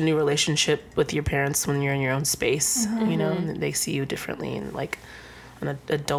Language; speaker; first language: English; native; English